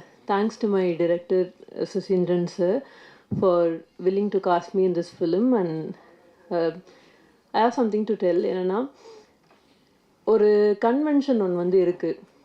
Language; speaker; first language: Tamil; native; Tamil